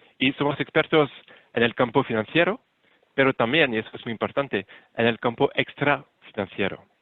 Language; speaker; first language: Spanish; non-native, fluent; French